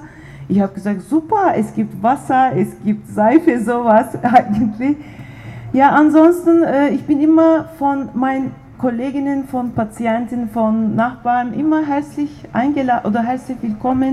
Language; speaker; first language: German; non-native, fluent; Turkish